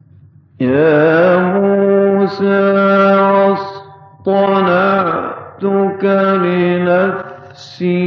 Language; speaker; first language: Arabic; native; Arabic